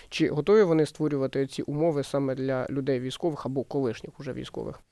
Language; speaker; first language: Ukrainian; native; Ukrainian